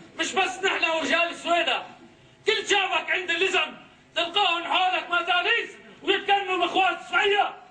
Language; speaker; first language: Arabic; native; Arabic